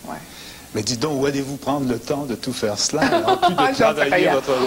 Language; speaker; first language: French; native; French